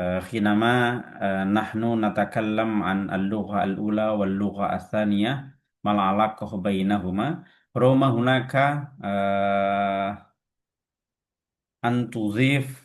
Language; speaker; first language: Arabic; non-native, fluent; Indonesian